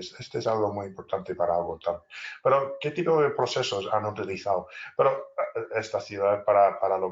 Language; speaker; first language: Spanish; non-native, fluent; English